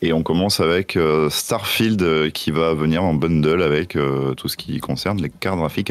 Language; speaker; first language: French; native; French